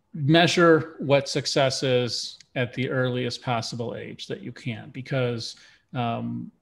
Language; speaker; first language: English; early bilingual, other home language; Russian